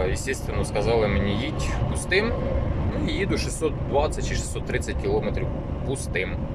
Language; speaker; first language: Ukrainian; native; Ukrainian